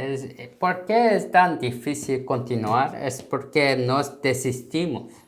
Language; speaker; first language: Spanish; non-native, learner; Korean